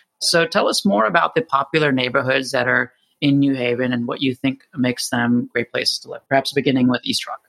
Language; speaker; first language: English; native; English